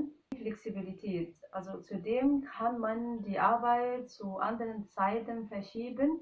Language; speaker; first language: German; non-native, fluent; Arabic